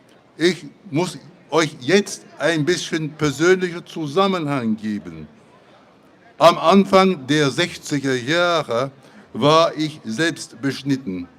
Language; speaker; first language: German; non-native, fluent; English